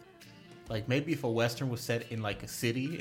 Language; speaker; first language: English; native; English